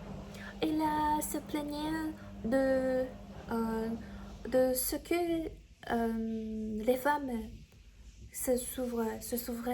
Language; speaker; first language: French; non-native, learner; Chinese